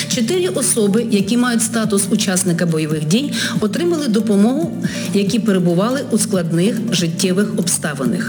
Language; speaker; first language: Ukrainian; native; Ukrainian